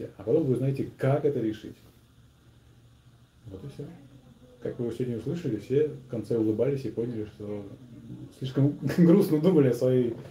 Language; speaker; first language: Russian; native; Russian